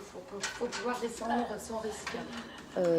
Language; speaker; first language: French; native; French